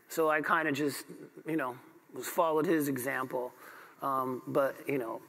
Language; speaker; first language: English; native; English